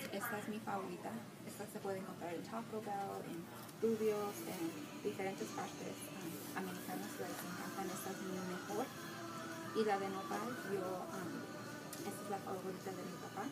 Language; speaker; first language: Spanish; early bilingual, heritage; Spanish